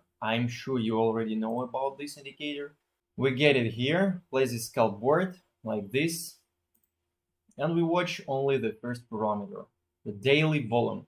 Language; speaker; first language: English; non-native, fluent; Russian